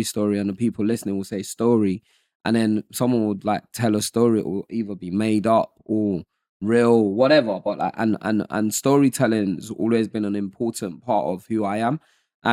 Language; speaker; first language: English; non-native, local second language; Yoruba